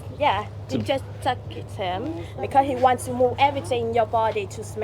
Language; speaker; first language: English; non-native, learner; Vietnamese